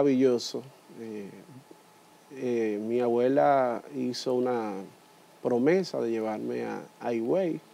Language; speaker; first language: Spanish; native; Spanish